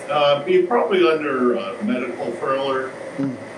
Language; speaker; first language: English; native; English